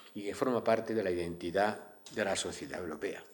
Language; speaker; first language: Spanish; native; Spanish